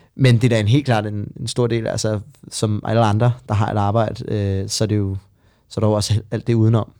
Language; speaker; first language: Danish; native; Danish